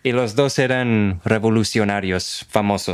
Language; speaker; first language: Spanish; non-native, fluent; English